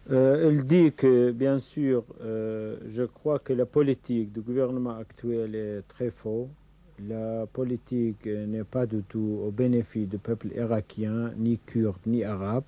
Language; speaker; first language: French; non-native, fluent; Kurdish